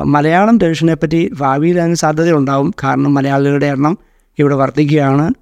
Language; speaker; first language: Malayalam; native; Malayalam